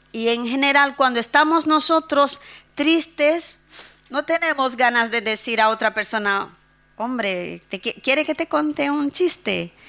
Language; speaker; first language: Spanish; non-native, fluent; Portuguese